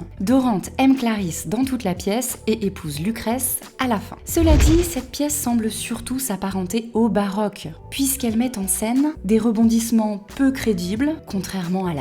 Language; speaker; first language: French; native; French